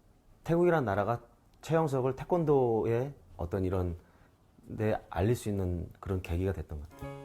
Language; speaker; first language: Korean; native; Korean